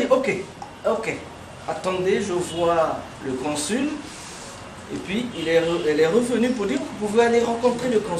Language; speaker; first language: French; non-native, local second language; Kongo